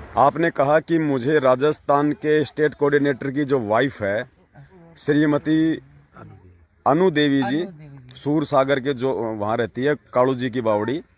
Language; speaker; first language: Hindi; native; Hindi